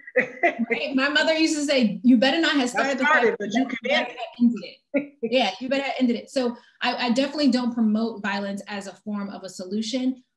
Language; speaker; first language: English; native; English